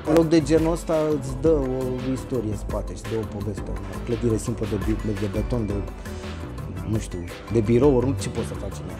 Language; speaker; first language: Romanian; native; Romanian